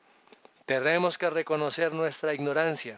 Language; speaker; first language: Spanish; native; Spanish